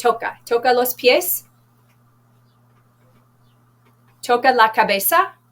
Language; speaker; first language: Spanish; non-native, fluent; English